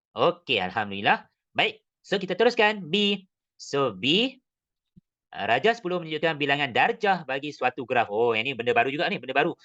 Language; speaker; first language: Malay; native; Malay